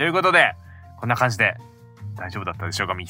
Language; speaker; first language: Japanese; native; Japanese